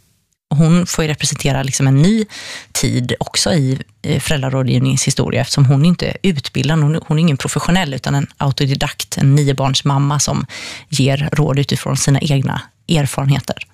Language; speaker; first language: Swedish; native; Swedish